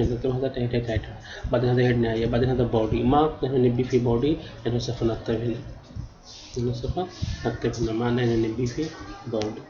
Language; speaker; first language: Arabic; non-native, learner; Urdu